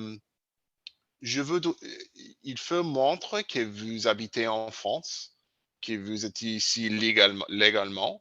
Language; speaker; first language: French; non-native, learner; English